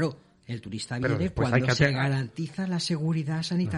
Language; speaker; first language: Spanish; native; Spanish